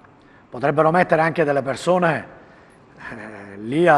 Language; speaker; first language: Italian; native; Italian